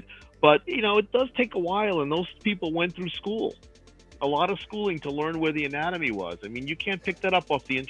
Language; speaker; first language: English; native; English